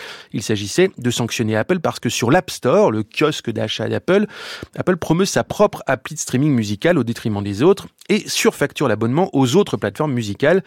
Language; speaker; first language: French; native; French